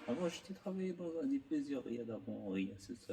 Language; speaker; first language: French; non-native, local second language; Arabic